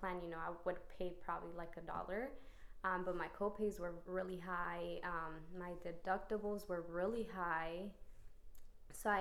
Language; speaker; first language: English; early bilingual, other home language; Spanish